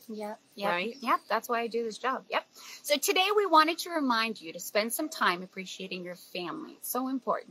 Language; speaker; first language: English; native; English